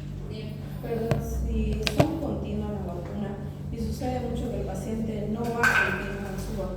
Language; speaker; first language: Spanish; native; Spanish